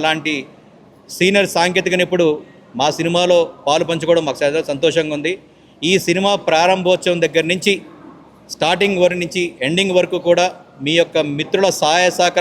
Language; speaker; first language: Telugu; native; Telugu